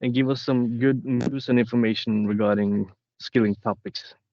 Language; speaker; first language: English; non-native, fluent; Norwegian